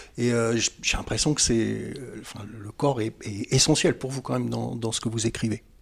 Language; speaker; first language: French; native; French